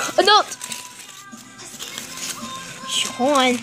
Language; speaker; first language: English; native; English